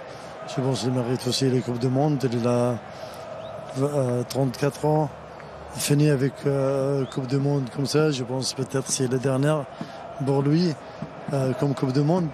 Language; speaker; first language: French; non-native, learner; Arabic